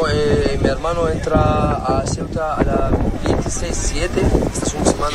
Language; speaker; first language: Spanish; non-native, learner; Arabic